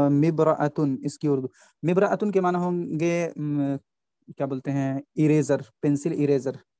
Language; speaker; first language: Hindi; native; Hindi